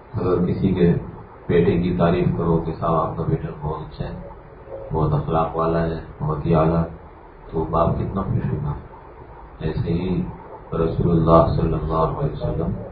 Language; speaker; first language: Urdu; native; Urdu